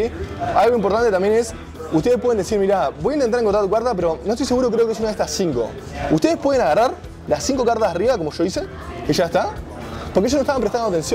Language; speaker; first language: Spanish; native; Spanish